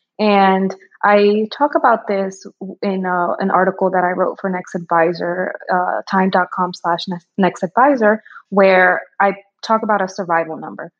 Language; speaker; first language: English; early bilingual, other home language; Spanish